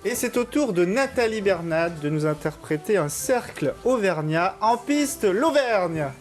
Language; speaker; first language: French; native; French